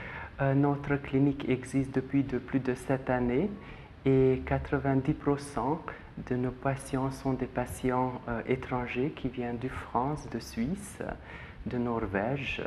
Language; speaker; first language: French; non-native, fluent; Hungarian